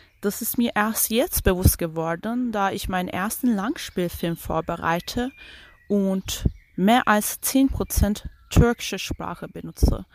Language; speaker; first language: German; non-native, fluent; Turkish